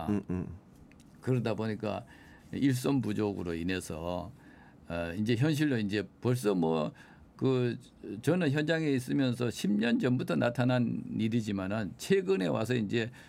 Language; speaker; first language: Korean; native; Korean